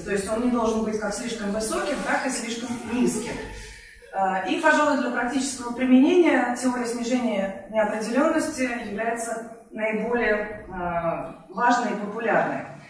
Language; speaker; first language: Russian; native; Russian